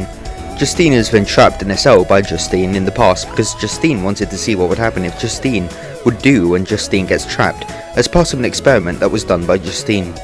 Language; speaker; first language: English; native; English